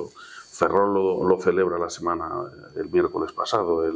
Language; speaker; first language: Spanish; native; Spanish